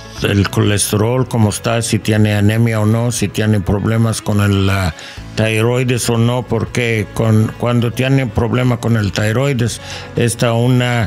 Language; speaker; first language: Spanish; non-native, learner; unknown